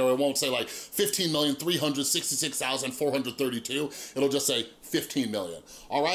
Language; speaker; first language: English; native; English